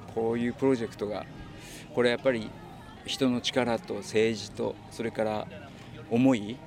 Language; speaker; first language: Japanese; native; Japanese